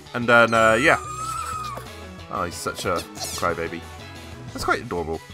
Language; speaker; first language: English; native; English